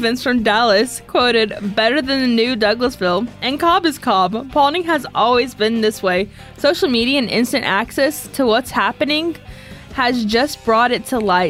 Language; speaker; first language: English; native; English